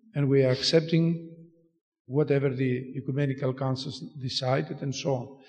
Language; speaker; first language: English; non-native, fluent; Greek